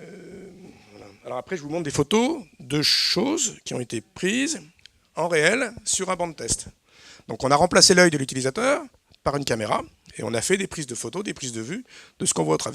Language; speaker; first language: French; native; French